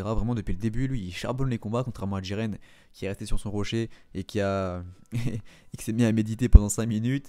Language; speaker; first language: French; native; French